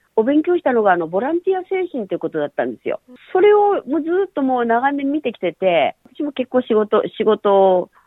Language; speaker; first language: Japanese; native; Japanese